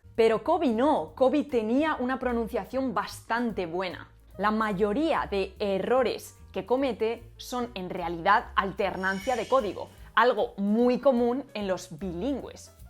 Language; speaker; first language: Spanish; native; Spanish